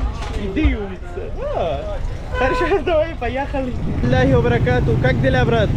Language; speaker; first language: Russian; non-native, learner; Pashto